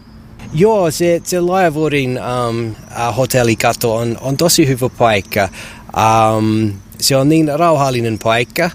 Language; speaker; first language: Finnish; non-native, learner; English